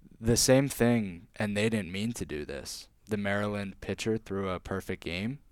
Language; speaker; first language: English; native; English